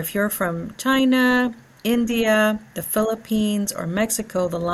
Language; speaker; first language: English; early bilingual, other home language; Spanish